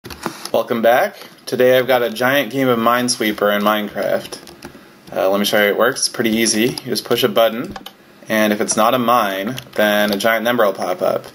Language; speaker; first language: English; native; English